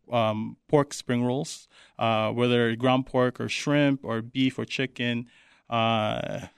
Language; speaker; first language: English; non-native, local second language; Filipino